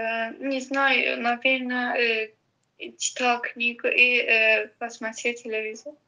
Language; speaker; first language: Russian; non-native, learner; Azerbaijani